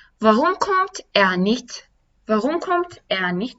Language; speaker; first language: German; non-native, fluent; Turkish